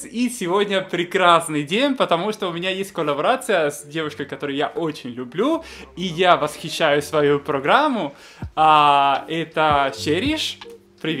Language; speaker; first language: Russian; non-native, fluent; Spanish